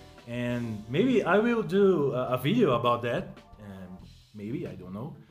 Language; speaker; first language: English; non-native, learner; Portuguese